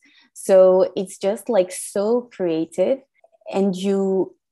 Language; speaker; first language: English; non-native, fluent; French